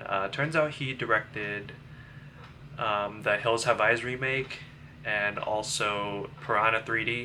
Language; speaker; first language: English; native; English